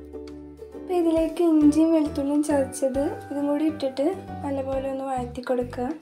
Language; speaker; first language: Malayalam; native; Malayalam